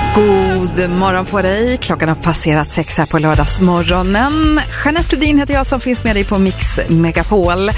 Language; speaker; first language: Swedish; native; Swedish